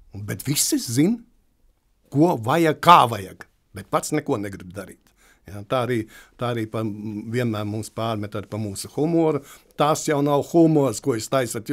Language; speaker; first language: Latvian; native; Latvian